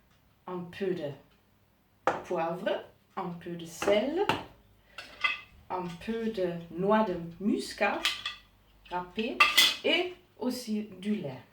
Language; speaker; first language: French; non-native, learner; German